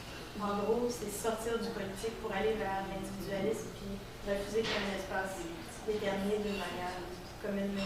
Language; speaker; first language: French; native; French